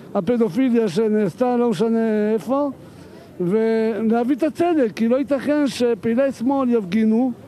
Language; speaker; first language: Hebrew; native; Hebrew